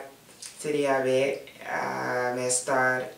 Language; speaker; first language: Spanish; non-native, learner; English